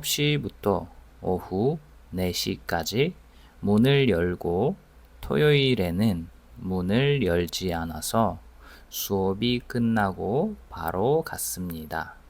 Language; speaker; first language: Korean; non-native, fluent; Russian